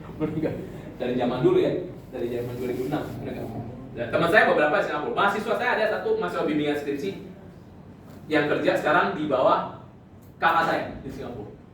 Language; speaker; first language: Indonesian; native; Indonesian